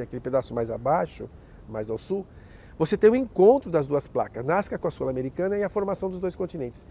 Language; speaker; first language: Portuguese; native; Portuguese